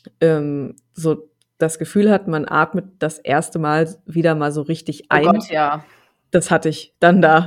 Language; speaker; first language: German; native; German